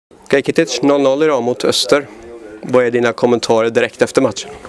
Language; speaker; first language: Swedish; native; Swedish